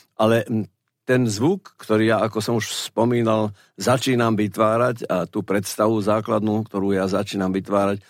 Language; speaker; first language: Slovak; native; Slovak